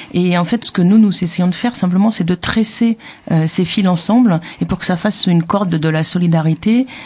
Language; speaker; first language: French; native; French